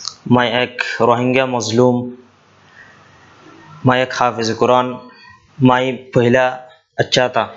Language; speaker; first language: Hindi; non-native, learner; Rohingya